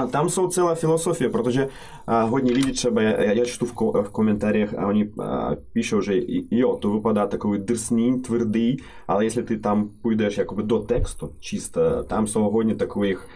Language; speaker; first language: Czech; non-native, learner; Russian